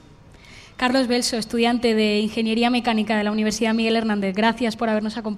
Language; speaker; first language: Spanish; native; Spanish